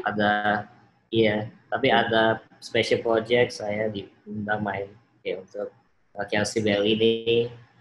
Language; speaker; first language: Indonesian; early bilingual, heritage; Indonesian